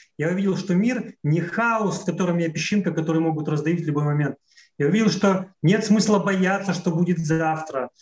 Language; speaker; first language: Russian; native; Russian